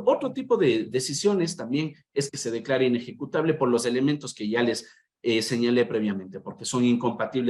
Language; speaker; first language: Spanish; native; Spanish